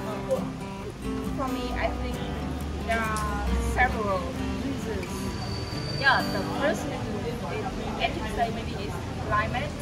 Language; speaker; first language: English; non-native, fluent; Vietnamese